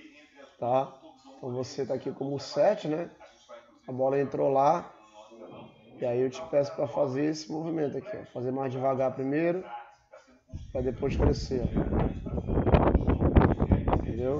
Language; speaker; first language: Portuguese; native; Portuguese